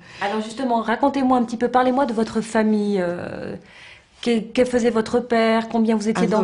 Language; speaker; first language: French; native; French